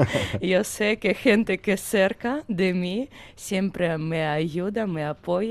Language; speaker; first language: Spanish; non-native, learner; Ukrainian